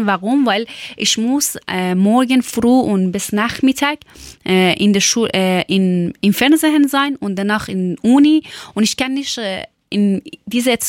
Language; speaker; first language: German; non-native, learner; Persian